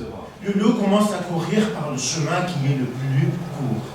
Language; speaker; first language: French; native; French